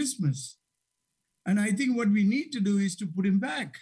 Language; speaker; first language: English; non-native, local second language; Tamil